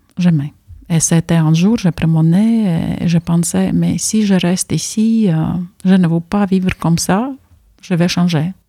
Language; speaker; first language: French; non-native, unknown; Latvian